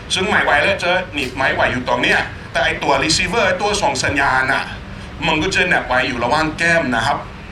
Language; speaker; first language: Thai; non-native, fluent; English